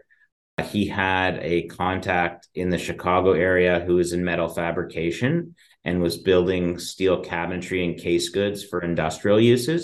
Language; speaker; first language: English; native; English